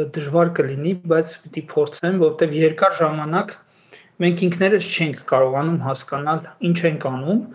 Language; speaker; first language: Armenian; native; Armenian